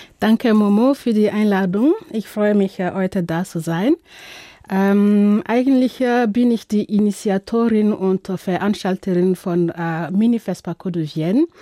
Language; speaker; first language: German; non-native, fluent; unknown